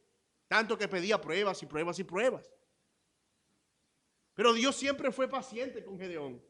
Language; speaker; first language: Spanish; native; Spanish